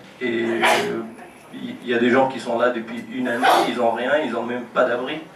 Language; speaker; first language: French; non-native, fluent; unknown